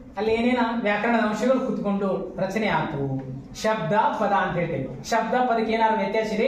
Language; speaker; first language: Kannada; native; Kannada